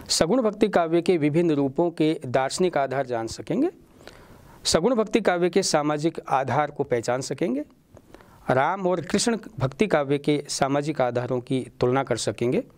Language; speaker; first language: Hindi; native; Hindi